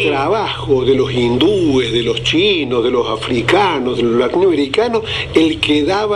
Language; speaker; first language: Spanish; native; Spanish